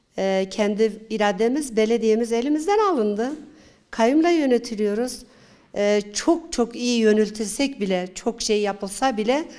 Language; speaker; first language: Turkish; non-native, local second language; Zaza